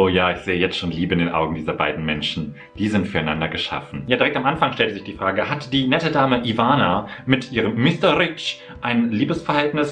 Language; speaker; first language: German; native; German